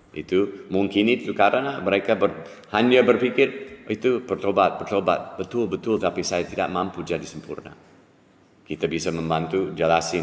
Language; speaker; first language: Indonesian; non-native, fluent; English